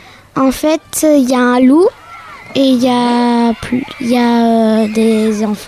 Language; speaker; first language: French; native; French